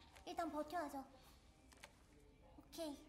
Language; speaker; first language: Korean; native; Korean